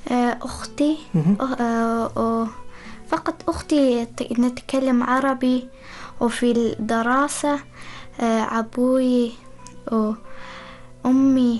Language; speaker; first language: Arabic; non-native, learner; Persian